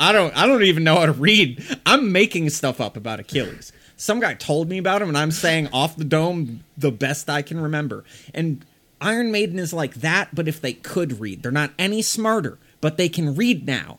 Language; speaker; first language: English; native; English